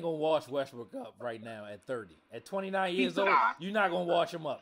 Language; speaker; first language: English; native; English